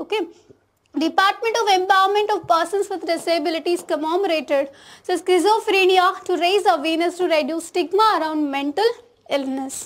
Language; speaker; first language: English; non-native, local second language; Telugu